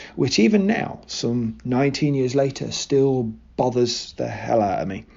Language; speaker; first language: English; native; English